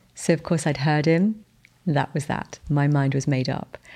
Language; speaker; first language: English; native; English